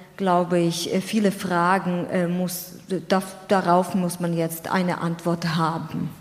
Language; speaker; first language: German; non-native, fluent; Ukrainian